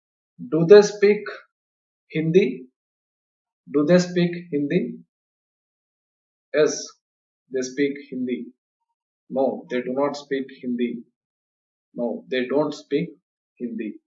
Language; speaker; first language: English; non-native, local second language; Kannada